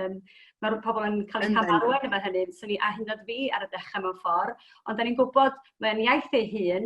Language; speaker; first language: Welsh; native; Welsh